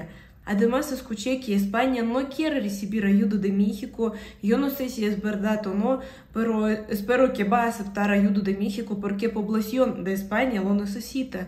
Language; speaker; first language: Spanish; non-native, fluent; Russian